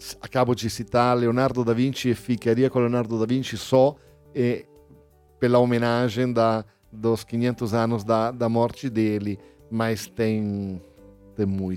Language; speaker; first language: Portuguese; non-native, fluent; Italian